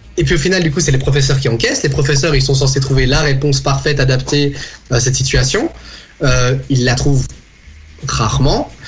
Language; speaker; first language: French; native; French